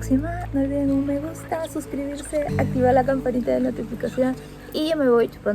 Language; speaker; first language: Spanish; native; Spanish